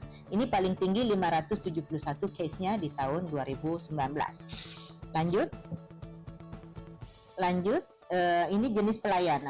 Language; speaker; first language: Indonesian; native; Indonesian